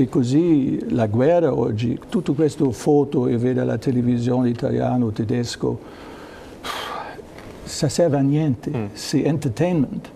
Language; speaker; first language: Italian; non-native, learner; German